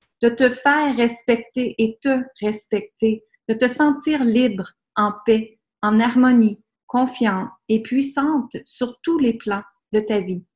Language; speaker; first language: French; native; French